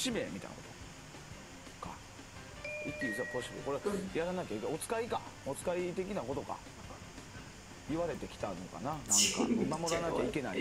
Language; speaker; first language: Japanese; native; Japanese